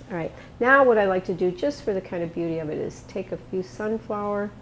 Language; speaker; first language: English; native; English